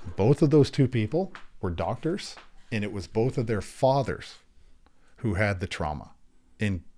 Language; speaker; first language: English; native; English